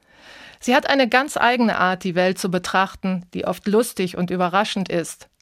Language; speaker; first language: German; native; German